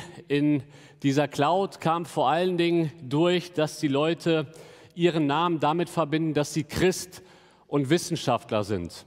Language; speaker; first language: German; native; German